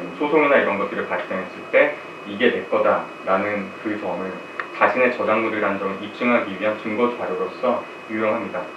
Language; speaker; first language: Korean; native; Korean